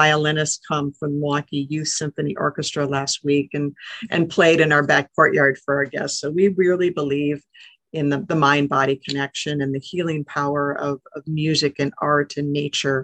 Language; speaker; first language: English; native; English